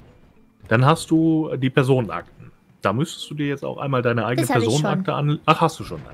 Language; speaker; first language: German; native; German